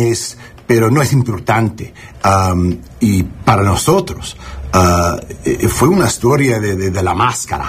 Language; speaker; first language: Spanish; early bilingual, heritage; Spanish